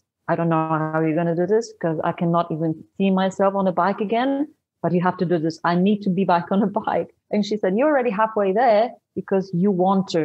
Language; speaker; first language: English; non-native, fluent; Polish